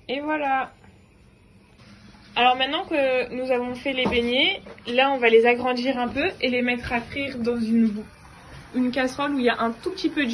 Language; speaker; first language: French; early bilingual, other home language; Arabic